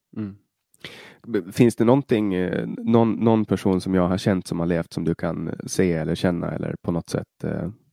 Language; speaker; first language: Swedish; native; Swedish